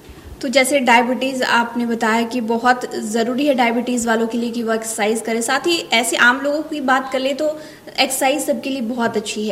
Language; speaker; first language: Hindi; native; Hindi